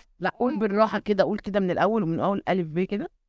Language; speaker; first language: Arabic; native; Arabic